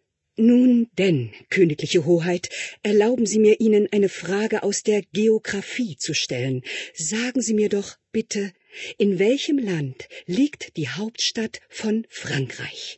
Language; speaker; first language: German; native; German